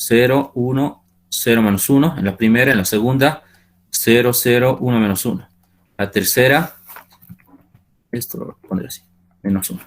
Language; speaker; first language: Spanish; native; Spanish